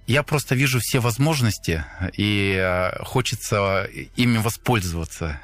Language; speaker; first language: Russian; non-native, fluent; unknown